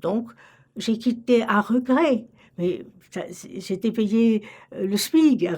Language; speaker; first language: French; native; French